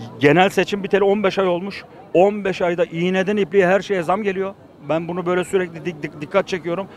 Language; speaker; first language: Turkish; native; Turkish